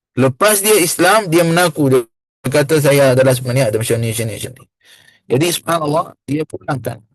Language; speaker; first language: Malay; non-native, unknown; Arabic